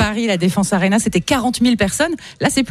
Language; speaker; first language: French; native; French